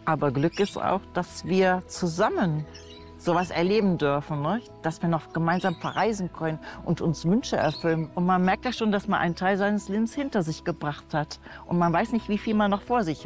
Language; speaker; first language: German; native; German